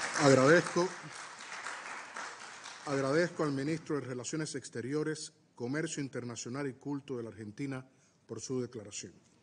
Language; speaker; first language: Spanish; native; Spanish